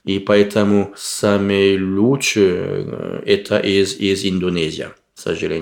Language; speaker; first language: Russian; non-native, learner; French